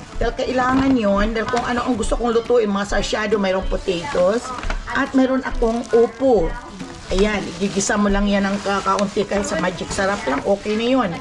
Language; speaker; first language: Filipino; non-native, local second language; Cebuano